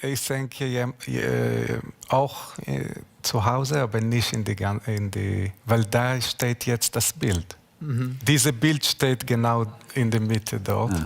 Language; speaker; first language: German; non-native, learner; Hebrew